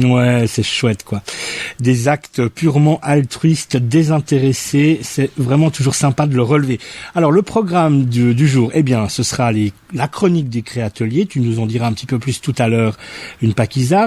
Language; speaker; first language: French; native; French